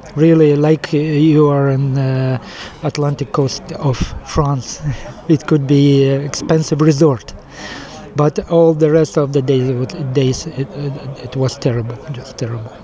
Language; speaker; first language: English; non-native, fluent; Ukrainian